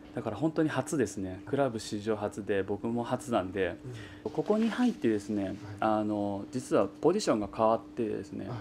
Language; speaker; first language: Japanese; native; Japanese